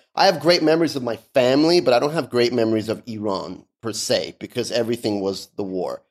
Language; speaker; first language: English; early bilingual, other home language; Persian